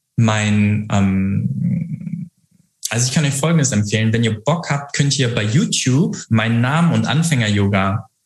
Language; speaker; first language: German; native; German